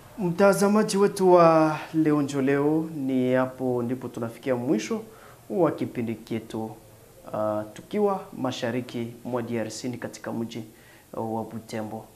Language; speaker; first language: Swahili; non-native, local second language; Nande